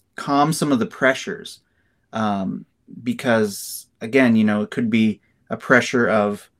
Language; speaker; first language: English; native; English